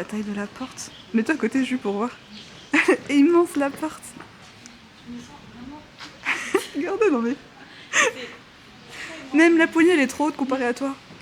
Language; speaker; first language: French; native; French